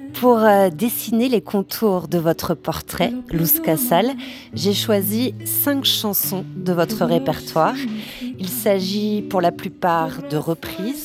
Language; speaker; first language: French; native; French